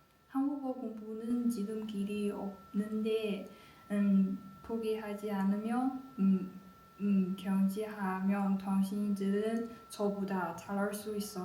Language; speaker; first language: Korean; non-native, learner; Chinese